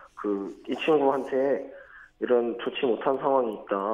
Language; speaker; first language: Korean; native; Korean